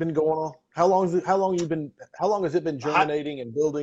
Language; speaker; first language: English; native; English